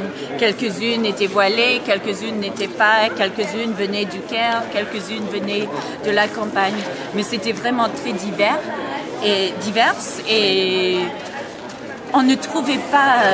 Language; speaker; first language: French; non-native, fluent; English